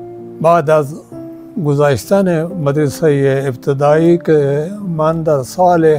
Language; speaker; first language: Persian; non-native, fluent; Punjabi